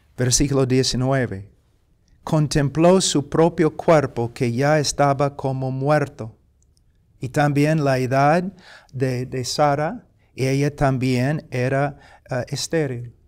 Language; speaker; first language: Spanish; non-native, fluent; English